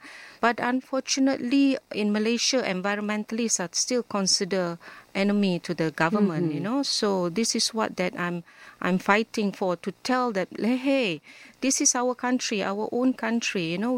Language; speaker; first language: English; non-native, local second language; Malay